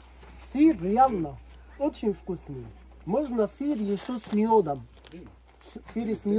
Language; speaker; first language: Russian; non-native, fluent; Arabic